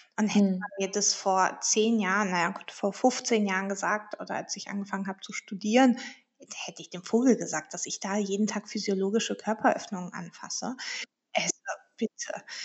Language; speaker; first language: German; early bilingual, heritage; German